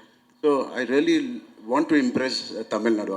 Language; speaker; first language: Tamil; non-native, local second language; Telugu